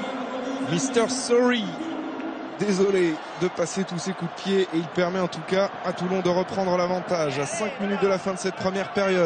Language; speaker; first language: French; native; French